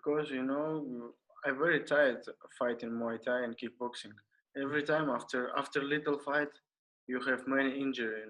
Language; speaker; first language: English; non-native, learner; Russian